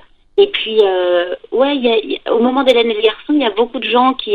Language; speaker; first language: French; native; French